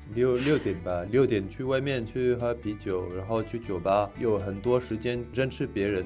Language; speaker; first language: Chinese; non-native, fluent; French